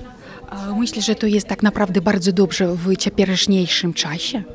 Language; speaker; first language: Polish; non-native, fluent; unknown